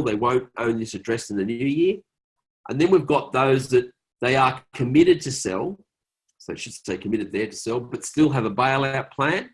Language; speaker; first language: English; native; English